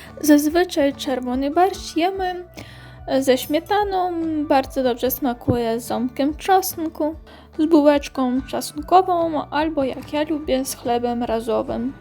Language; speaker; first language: Polish; non-native, fluent; Ukrainian